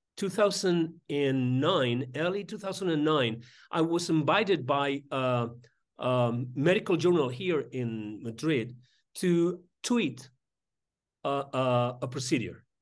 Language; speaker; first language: English; non-native, fluent; Spanish